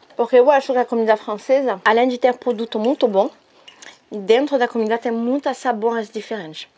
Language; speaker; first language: Portuguese; non-native, fluent; French